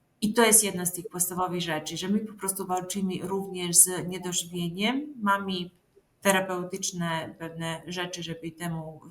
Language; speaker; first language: Polish; non-native, fluent; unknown